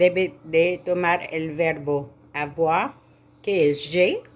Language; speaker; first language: Spanish; non-native, learner; French